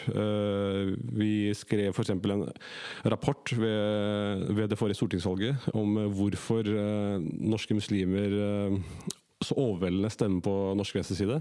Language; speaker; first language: Norwegian; early bilingual, other home language; Urdu